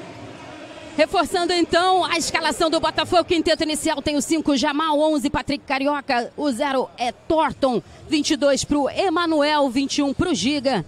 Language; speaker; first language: Portuguese; native; Portuguese